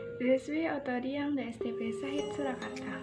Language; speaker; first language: French; non-native, learner; Indonesian